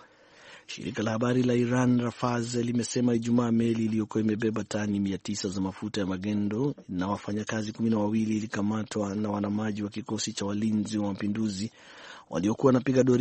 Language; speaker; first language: Swahili; non-native, local second language; Kikuyu